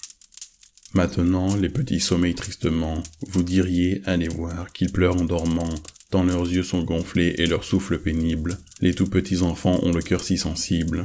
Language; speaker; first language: French; native; French